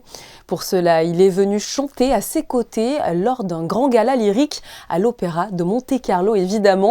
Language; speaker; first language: French; native; French